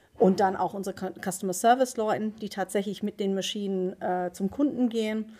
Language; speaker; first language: German; non-native, fluent; Dutch